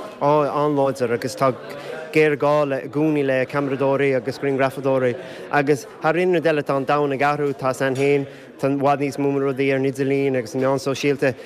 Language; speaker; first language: Irish; non-native, local second language; English